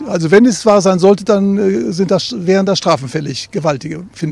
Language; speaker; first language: German; native; German